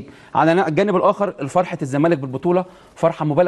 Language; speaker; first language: Arabic; native; Arabic